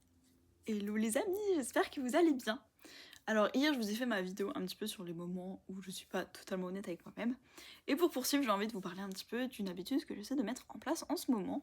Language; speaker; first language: French; native; French